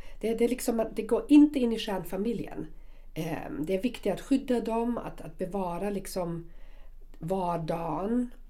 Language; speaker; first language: Swedish; non-native, fluent; German